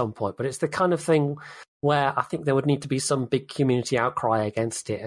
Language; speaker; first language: English; native; English